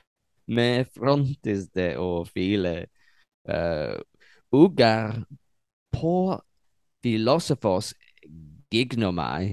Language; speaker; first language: Greek; non-native, learner; English